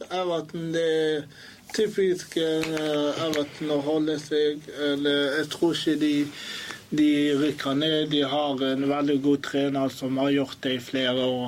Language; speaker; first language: Norwegian; early bilingual, other home language; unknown